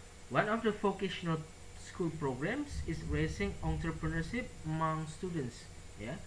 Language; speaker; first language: English; non-native, fluent; Indonesian